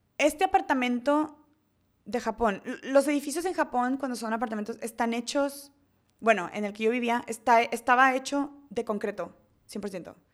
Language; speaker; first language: Spanish; early bilingual, heritage; Spanish